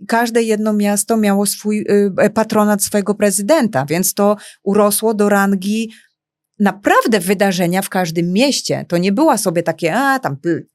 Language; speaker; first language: Polish; native; Polish